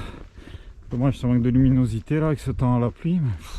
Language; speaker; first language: French; native; French